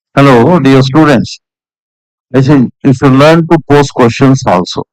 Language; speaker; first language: English; non-native, local second language; Kannada